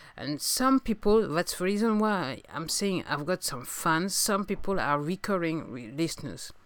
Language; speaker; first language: English; non-native, fluent; French